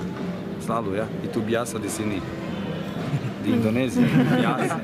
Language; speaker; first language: Indonesian; non-native, learner; Serbian